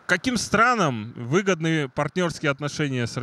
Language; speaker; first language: Russian; native; Russian